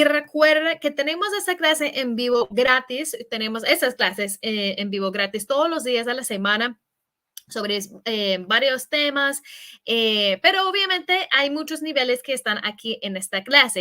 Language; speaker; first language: Spanish; non-native, fluent; English